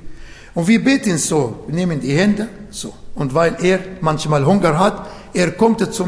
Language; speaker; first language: German; non-native, fluent; Arabic